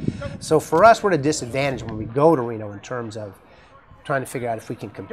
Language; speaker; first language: English; native; English